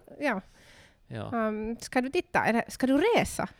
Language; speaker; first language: Swedish; non-native, learner; Finnish